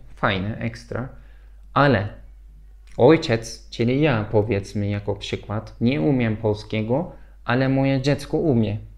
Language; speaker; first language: Polish; non-native, learner; Turkish